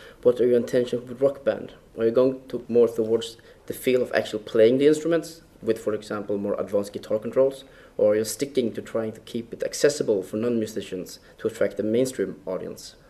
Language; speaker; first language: English; non-native, fluent; Swedish